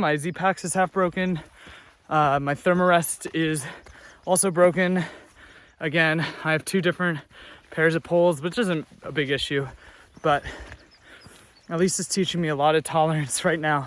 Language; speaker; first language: English; native; English